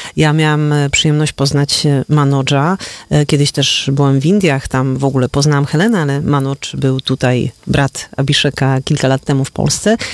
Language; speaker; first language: Polish; native; Polish